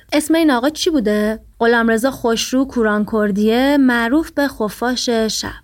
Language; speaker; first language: Persian; native; Persian